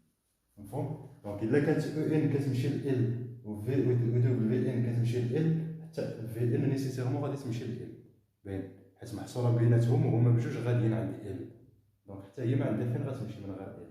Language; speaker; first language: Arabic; native; Arabic